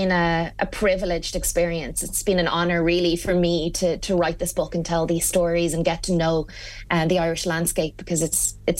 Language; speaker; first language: English; native; English